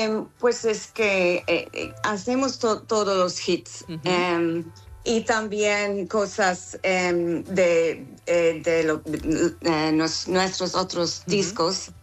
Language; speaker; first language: Spanish; non-native, fluent; English